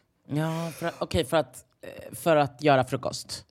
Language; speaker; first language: Swedish; native; Swedish